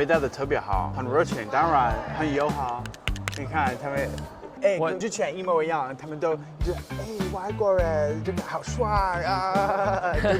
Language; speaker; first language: Chinese; non-native, fluent; English